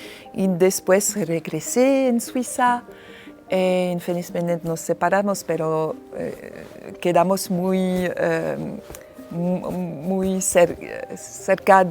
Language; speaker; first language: Spanish; non-native, fluent; French